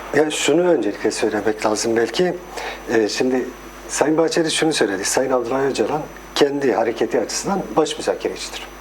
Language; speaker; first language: Turkish; non-native, local second language; Kurdish